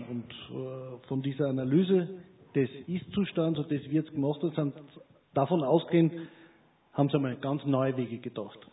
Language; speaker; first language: German; native; German